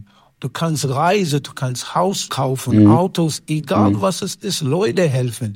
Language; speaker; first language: German; non-native, fluent; English